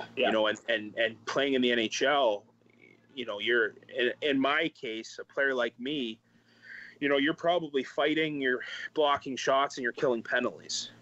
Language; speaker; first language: English; native; English